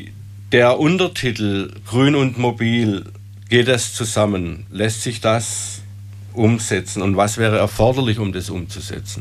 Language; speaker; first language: German; native; German